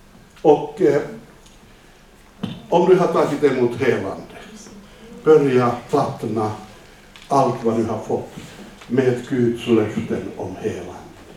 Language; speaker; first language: Swedish; non-native, fluent; Finnish